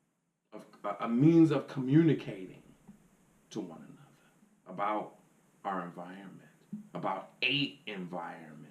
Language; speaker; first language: English; native; English